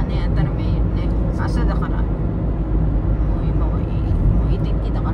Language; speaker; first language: Japanese; non-native, fluent; Filipino